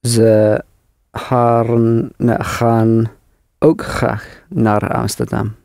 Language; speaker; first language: Dutch; non-native, learner; English